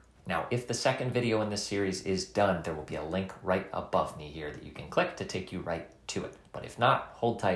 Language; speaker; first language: English; native; English